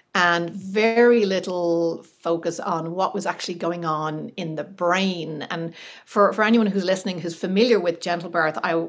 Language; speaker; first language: English; native; English